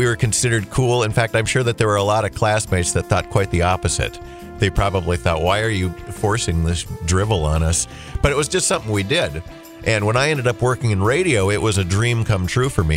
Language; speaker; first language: English; native; English